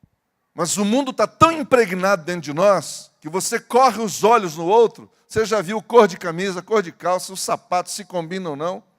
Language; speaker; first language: Portuguese; native; Portuguese